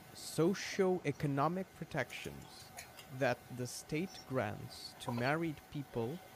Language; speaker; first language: English; non-native, fluent; Portuguese